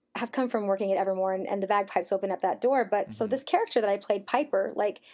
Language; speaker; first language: English; native; English